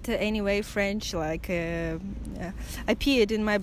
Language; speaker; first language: English; non-native, fluent; Russian